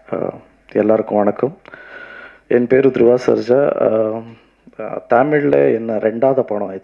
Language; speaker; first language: Tamil; non-native, learner; Kannada